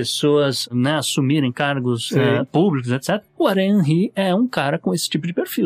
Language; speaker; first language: Portuguese; native; Portuguese